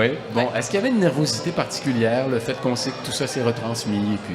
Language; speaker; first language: French; native; French